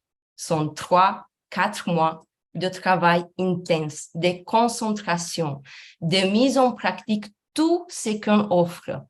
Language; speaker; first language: French; non-native, fluent; Romanian